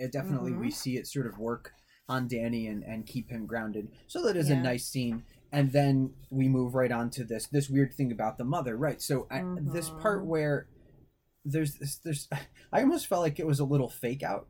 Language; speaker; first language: English; native; English